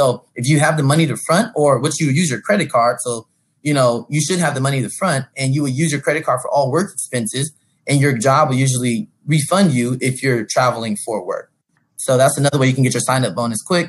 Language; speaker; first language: English; native; English